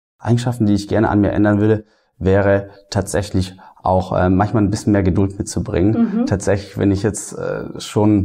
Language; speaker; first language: German; native; German